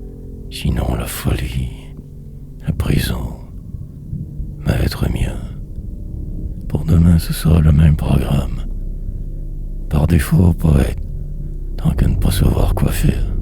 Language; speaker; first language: French; native; French